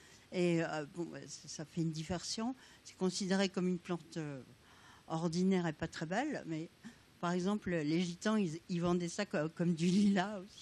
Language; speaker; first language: French; native; French